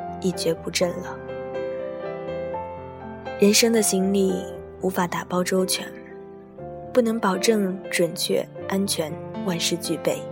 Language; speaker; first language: Chinese; native; Chinese